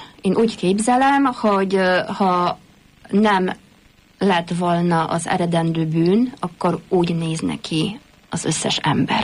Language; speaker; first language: Hungarian; non-native, fluent; Polish